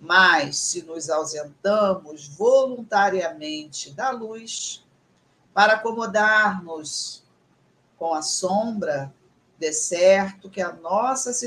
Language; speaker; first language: Portuguese; native; Portuguese